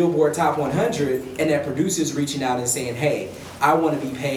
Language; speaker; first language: English; native; English